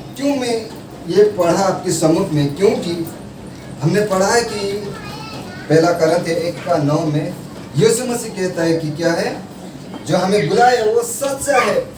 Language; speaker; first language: Hindi; non-native, local second language; Marathi